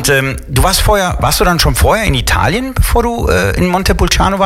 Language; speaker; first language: German; native; German